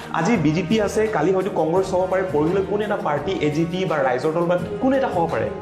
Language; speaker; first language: Assamese; non-native, local second language; Karbi